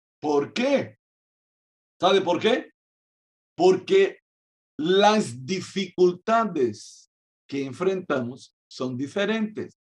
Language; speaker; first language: Spanish; non-native, fluent; Portuguese